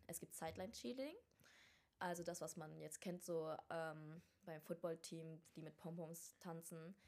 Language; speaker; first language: German; early bilingual, other home language; Vietnamese